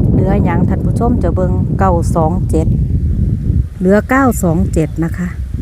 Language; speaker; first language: Thai; native; Thai